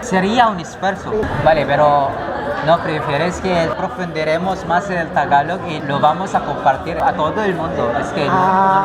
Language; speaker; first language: Spanish; non-native, learner; Filipino